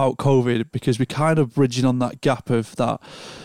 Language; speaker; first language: English; native; English